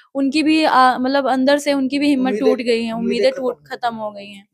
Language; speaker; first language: Hindi; native; Hindi